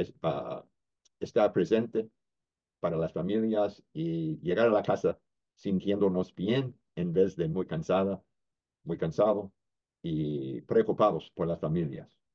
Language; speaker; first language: Spanish; non-native, fluent; English